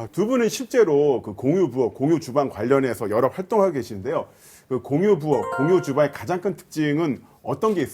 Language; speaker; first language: Korean; native; Korean